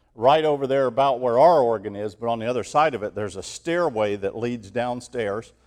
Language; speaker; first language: English; native; English